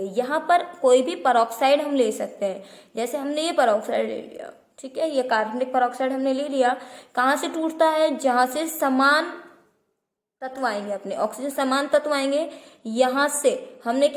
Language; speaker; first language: Hindi; native; Hindi